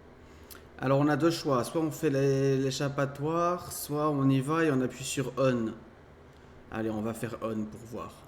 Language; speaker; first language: French; native; French